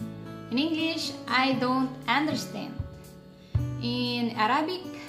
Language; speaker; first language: English; non-native, local second language; Filipino